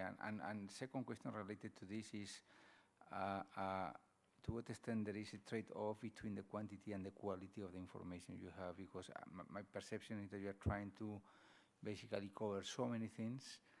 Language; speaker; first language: English; non-native, fluent; Spanish